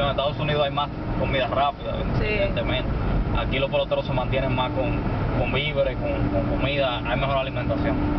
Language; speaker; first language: Spanish; native; Spanish